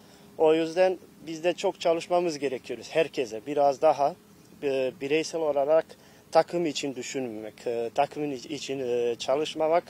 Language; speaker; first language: Turkish; non-native, fluent; Bosnian